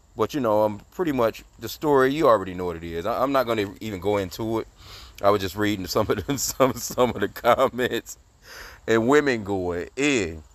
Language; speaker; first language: English; native; English